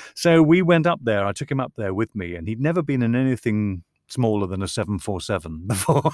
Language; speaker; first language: English; native; English